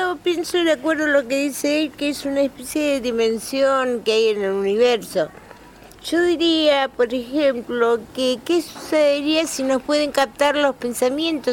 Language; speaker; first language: Spanish; native; Spanish